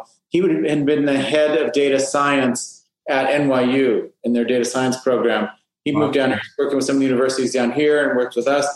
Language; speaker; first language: English; native; English